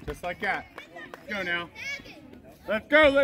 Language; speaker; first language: English; native; English